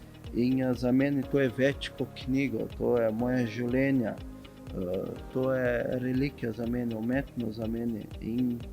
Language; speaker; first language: Slovenian; non-native, fluent; Portuguese